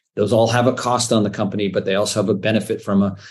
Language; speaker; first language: English; native; English